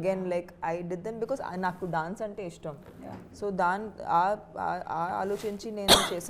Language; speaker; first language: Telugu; non-native, fluent; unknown